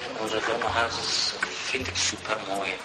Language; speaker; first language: Dutch; non-native, learner; Turkish